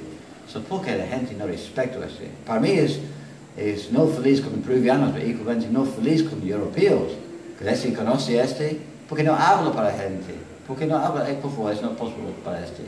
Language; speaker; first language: Spanish; non-native, learner; English